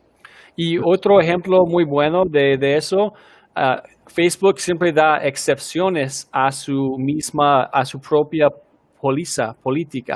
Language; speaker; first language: Spanish; non-native, fluent; English